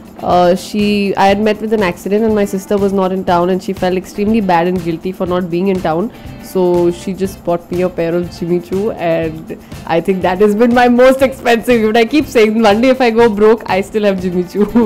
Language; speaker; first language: English; non-native, local second language; Hindi